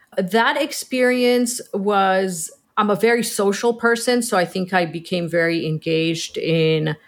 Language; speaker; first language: English; early bilingual, other home language; Hebrew